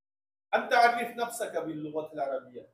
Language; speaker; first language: Arabic; non-native, fluent; Bangla